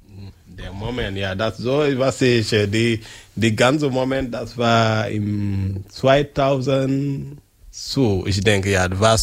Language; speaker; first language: German; non-native, learner; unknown